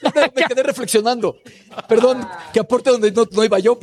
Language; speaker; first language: Spanish; native; Spanish